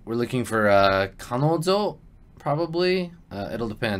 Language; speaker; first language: English; native; English